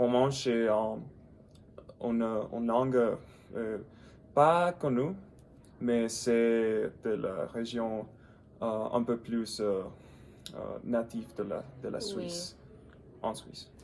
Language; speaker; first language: French; non-native, learner; English